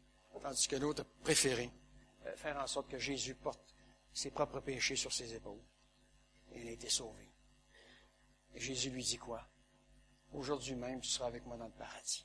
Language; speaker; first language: French; native; French